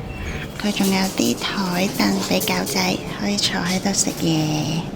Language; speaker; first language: Cantonese; native; Cantonese